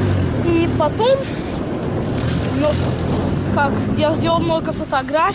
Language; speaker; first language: Russian; early bilingual, heritage; Russian